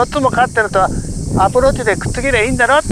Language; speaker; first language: Japanese; native; Japanese